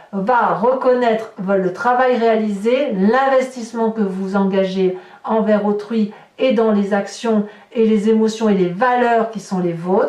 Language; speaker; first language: French; native; French